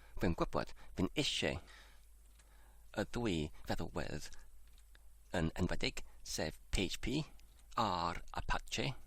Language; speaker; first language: Welsh; non-native, learner; English